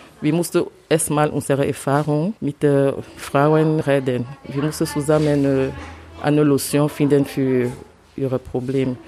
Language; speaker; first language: German; non-native, learner; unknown